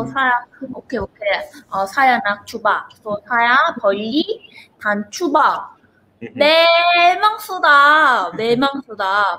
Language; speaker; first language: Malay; non-native, learner; Korean